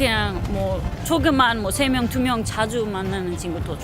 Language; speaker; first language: Korean; non-native, learner; Dutch